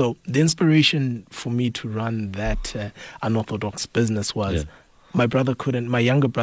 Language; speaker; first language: English; non-native, local second language; North Ndebele